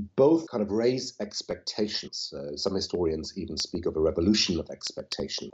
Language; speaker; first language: English; non-native, fluent; German